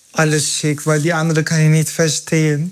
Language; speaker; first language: German; non-native, learner; Turkish